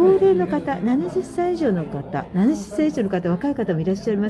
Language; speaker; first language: Japanese; native; Japanese